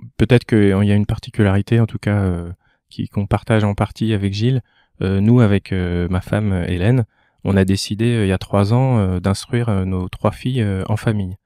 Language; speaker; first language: French; native; French